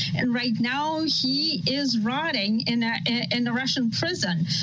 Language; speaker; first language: English; non-native, fluent; Russian